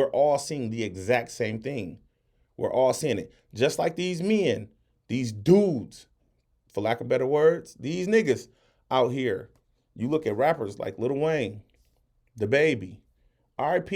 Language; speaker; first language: English; native; English